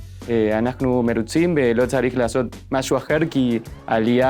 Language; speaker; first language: Hebrew; non-native, learner; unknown